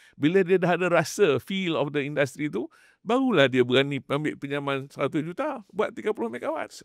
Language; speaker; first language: Malay; native; Malay